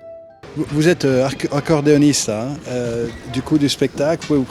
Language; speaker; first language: French; native; French